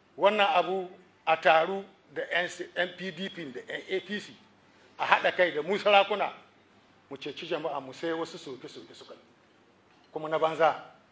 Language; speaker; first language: Hausa; native; Hausa